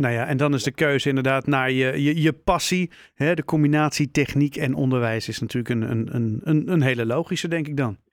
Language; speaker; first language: Dutch; native; Dutch